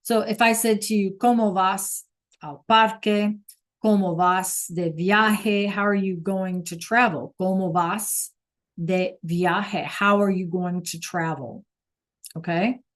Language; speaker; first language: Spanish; non-native, fluent; English